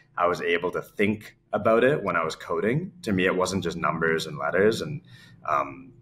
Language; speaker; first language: English; native; English